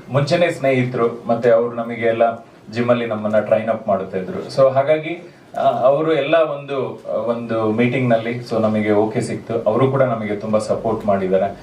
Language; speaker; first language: Kannada; non-native, local second language; Tulu